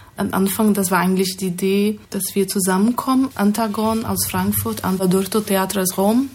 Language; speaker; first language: German; non-native, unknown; Portuguese